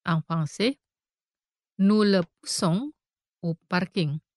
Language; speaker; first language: French; non-native, fluent; Indonesian